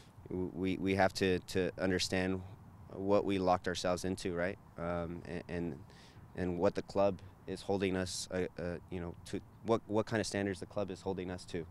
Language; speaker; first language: English; early bilingual, other home language; Spanish